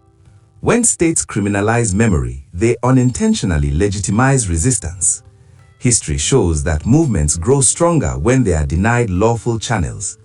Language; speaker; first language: English; non-native, local second language; Igbo